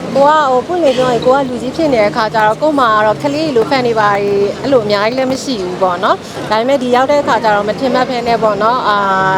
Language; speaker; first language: Burmese; native; Burmese